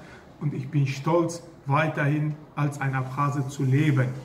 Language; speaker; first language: German; early bilingual, other home language; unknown